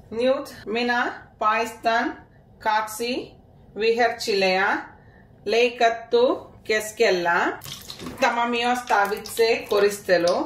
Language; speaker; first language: Finnish; non-native, learner; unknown